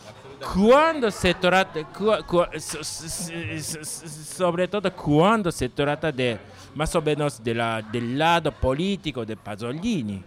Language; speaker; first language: Spanish; non-native, learner; Japanese